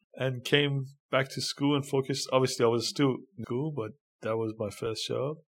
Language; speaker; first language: English; non-native, fluent; Persian